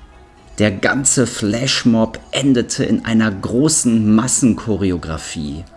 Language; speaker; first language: German; native; German